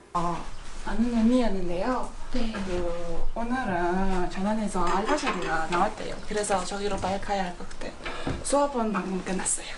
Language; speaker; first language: Korean; non-native, fluent; Mongolian